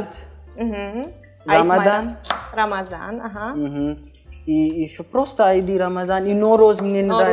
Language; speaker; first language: Russian; non-native, learner; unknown